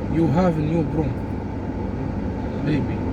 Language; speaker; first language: English; non-native, learner; Arabic